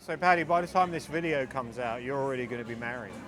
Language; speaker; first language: English; native; English